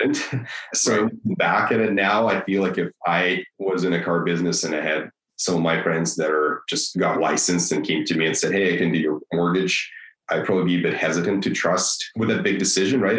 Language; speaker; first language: English; non-native, fluent; Russian